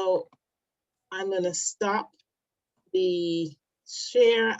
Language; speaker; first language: English; native; English